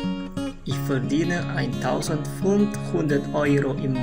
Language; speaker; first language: German; non-native, fluent; Indonesian